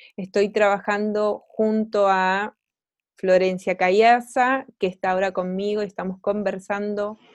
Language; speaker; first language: Spanish; native; Spanish